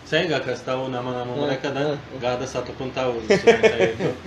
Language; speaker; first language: Indonesian; non-native, fluent; Turkish